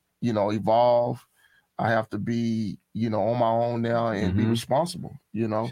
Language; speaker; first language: English; native; English